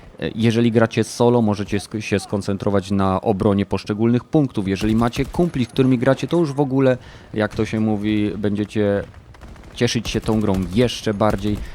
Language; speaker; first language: Polish; native; Polish